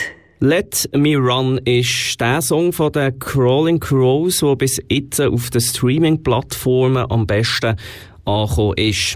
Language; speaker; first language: German; native; German